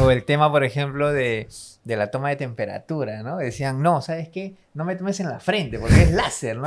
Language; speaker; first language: Spanish; native; Spanish